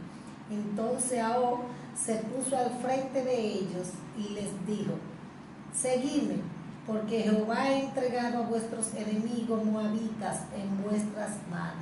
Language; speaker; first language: Spanish; native; Spanish